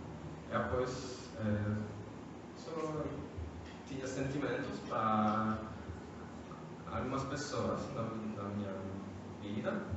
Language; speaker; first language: Portuguese; non-native, fluent; French